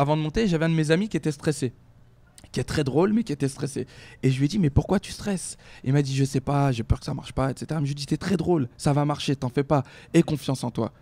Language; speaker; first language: French; native; French